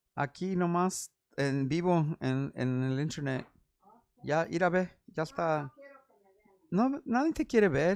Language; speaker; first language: Spanish; early bilingual, heritage; Spanish